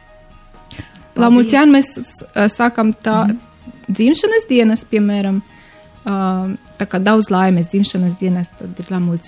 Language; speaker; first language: Latvian; non-native, learner; Romanian